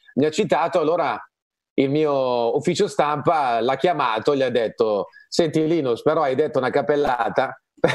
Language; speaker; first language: Italian; native; Italian